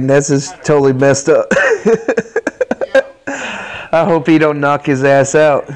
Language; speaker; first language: English; native; English